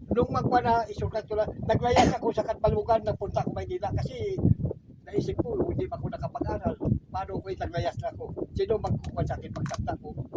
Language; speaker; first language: Filipino; non-native, local second language; Hiligaynon